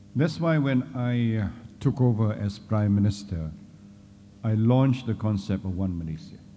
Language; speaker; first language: English; non-native, local second language; Malay